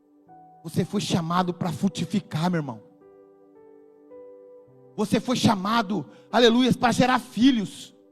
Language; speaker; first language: Portuguese; native; Portuguese